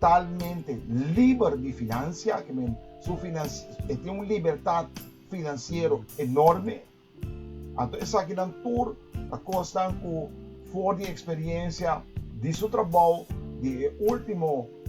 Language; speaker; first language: Portuguese; non-native, learner; Papiamento